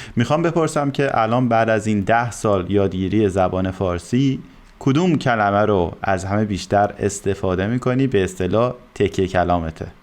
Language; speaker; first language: Persian; native; Persian